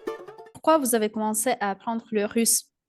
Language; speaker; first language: French; non-native, fluent; Russian